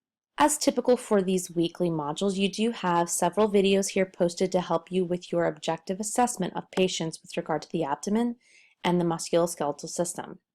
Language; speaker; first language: English; native; English